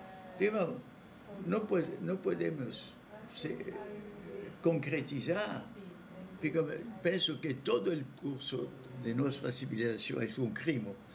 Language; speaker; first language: Spanish; non-native, fluent; French